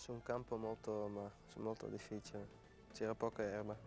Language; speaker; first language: Italian; non-native, fluent; Dutch